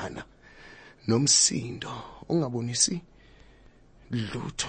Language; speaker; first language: English; non-native, local second language; Zulu